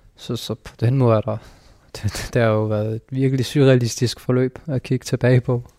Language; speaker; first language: Danish; early bilingual, other home language; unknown